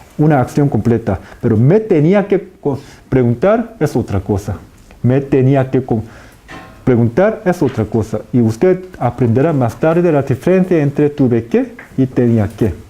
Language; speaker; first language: Spanish; non-native, fluent; Korean